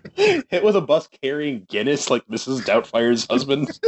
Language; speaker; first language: English; native; English